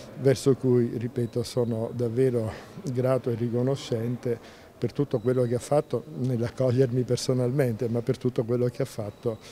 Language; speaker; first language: Italian; native; Italian